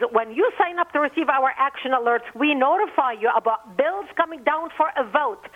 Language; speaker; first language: English; non-native, fluent; Arabic